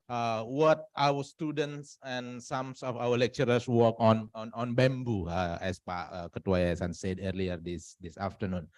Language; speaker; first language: English; non-native, fluent; Indonesian